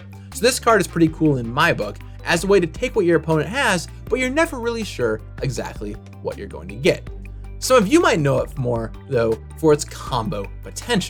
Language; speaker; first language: English; native; English